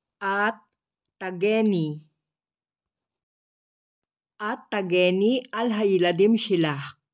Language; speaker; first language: Hebrew; non-native, learner; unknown